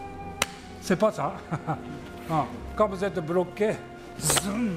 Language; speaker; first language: French; non-native, learner; Japanese